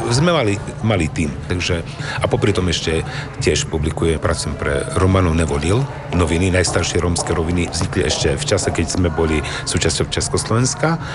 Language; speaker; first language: Slovak; non-native, local second language; Romany